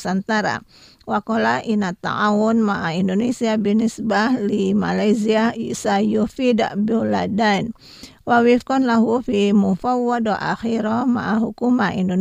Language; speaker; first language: Arabic; non-native, fluent; Indonesian